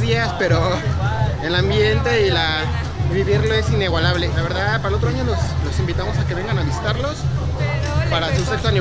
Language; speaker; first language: Spanish; native; Spanish